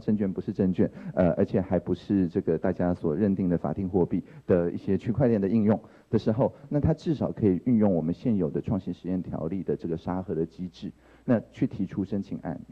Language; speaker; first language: Chinese; native; Chinese